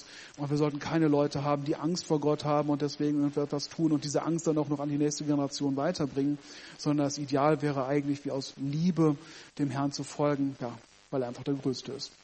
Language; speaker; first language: German; native; German